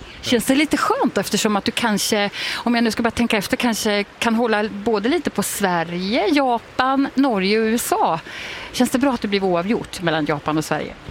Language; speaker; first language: Swedish; native; Swedish